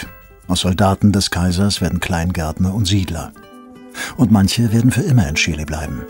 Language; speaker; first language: German; native; German